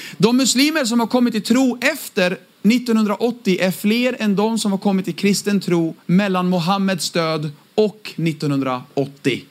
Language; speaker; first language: Swedish; early bilingual, other home language; Aramaic